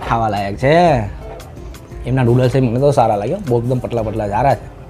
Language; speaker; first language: Gujarati; native; Gujarati